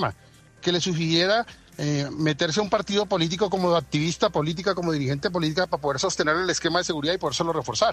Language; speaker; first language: Spanish; native; Spanish